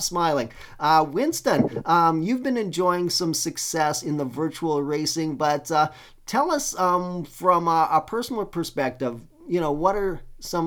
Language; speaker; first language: English; native; English